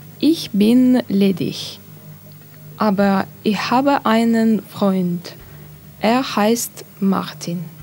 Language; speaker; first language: German; non-native, learner; Russian